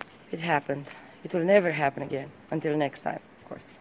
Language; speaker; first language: English; non-native, fluent; Romanian